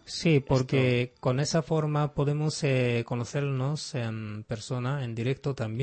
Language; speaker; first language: Spanish; non-native, fluent; Japanese